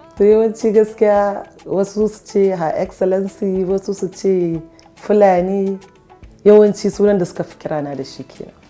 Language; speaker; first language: Hausa; non-native, local second language; Yoruba